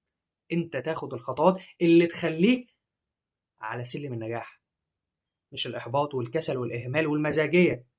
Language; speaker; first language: Arabic; native; Arabic